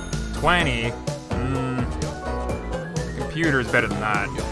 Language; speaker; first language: English; native; English